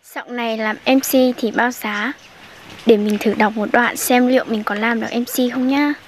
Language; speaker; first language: Vietnamese; non-native, local second language; Hmong